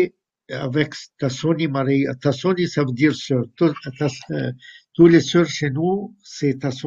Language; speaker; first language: French; non-native, fluent; Arabic